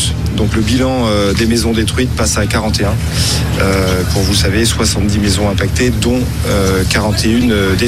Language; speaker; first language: French; native; French